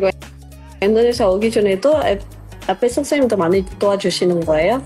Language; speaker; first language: Korean; non-native, local second language; Indonesian